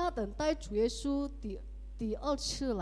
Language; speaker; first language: Chinese; early bilingual, heritage; Indonesian